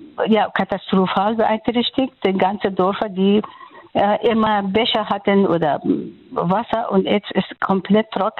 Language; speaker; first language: German; non-native, fluent; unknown